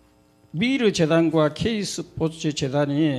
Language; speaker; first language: Korean; native; Korean